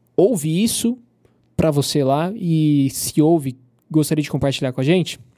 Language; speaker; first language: Portuguese; native; Portuguese